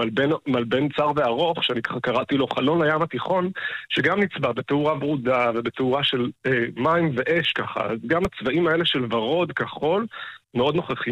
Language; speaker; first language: Hebrew; native; Hebrew